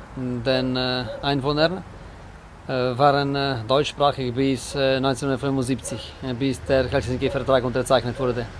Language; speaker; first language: German; native; German